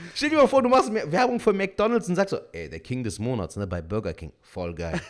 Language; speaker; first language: German; early bilingual, other home language; Turkish